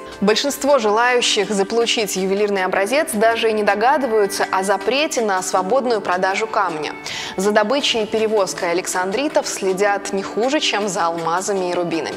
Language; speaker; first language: Russian; native; Russian